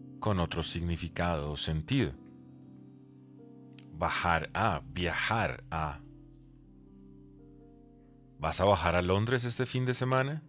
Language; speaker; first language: Spanish; native; Spanish